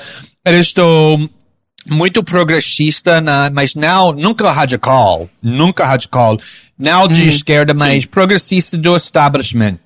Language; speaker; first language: Portuguese; non-native, fluent; English